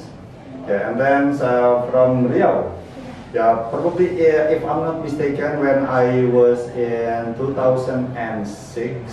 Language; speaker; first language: English; non-native, learner; Indonesian